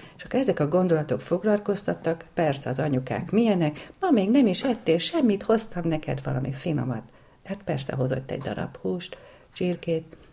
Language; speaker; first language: Hungarian; native; Hungarian